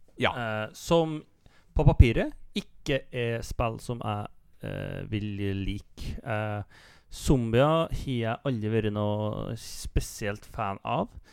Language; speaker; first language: Norwegian; native; Norwegian